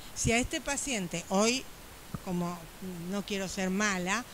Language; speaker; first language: Spanish; native; Spanish